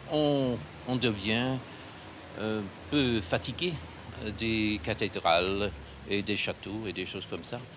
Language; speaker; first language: French; non-native, fluent; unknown